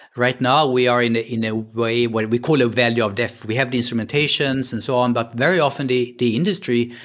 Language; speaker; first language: English; non-native, fluent; Swedish